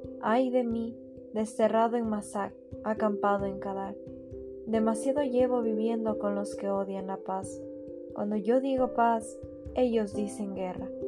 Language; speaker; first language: Spanish; native; Spanish